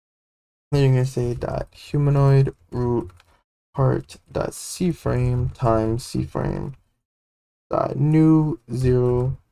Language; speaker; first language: English; native; English